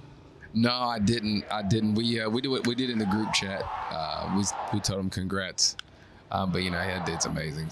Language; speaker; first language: English; native; English